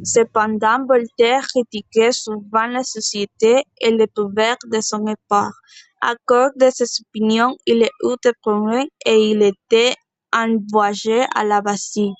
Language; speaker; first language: French; non-native, learner; Spanish